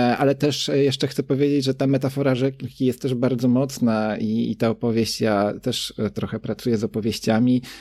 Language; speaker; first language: Polish; native; Polish